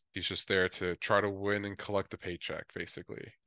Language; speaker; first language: English; native; English